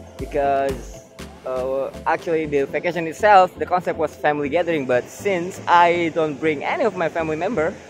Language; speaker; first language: English; non-native, fluent; Indonesian